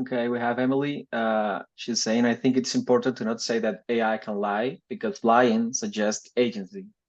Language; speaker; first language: English; non-native, fluent; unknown